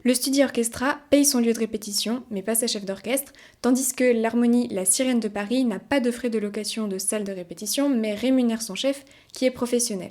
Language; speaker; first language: French; native; French